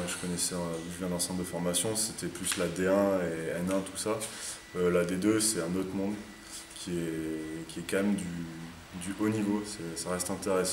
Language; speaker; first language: French; native; French